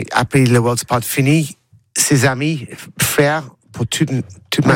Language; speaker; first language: French; non-native, learner; English